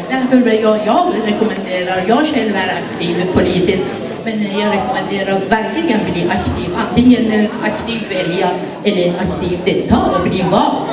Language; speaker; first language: Swedish; non-native, fluent; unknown